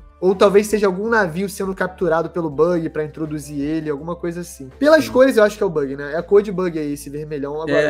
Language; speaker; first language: Portuguese; native; Portuguese